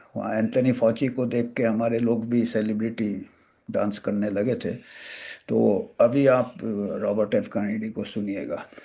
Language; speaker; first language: Hindi; non-native, local second language; Bangla